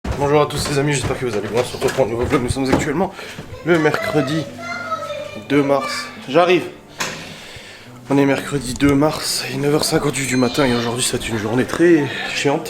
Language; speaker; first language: French; native; French